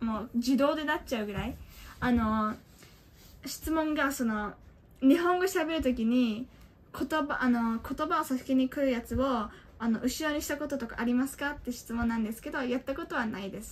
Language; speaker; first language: Japanese; early bilingual, heritage; Japanese